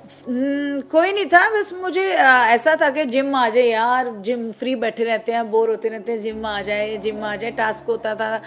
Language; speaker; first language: Hindi; non-native, local second language; Punjabi